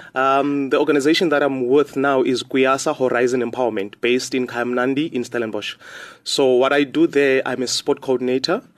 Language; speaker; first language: English; non-native, local second language; Xhosa